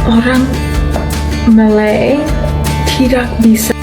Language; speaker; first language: Indonesian; non-native, learner; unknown